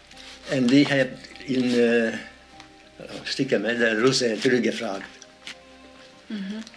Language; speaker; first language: Dutch; non-native, learner; Hungarian